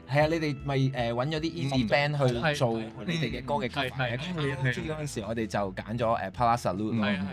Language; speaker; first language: Cantonese; native; Cantonese